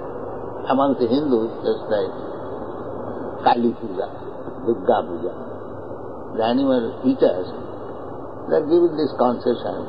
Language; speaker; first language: English; non-native, local second language; Bangla